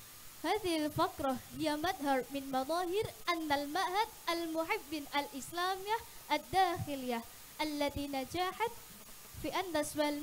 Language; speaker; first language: Arabic; non-native, learner; Indonesian